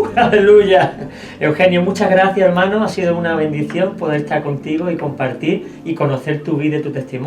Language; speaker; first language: Spanish; native; Spanish